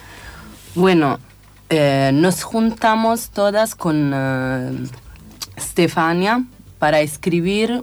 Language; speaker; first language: Spanish; non-native, fluent; Italian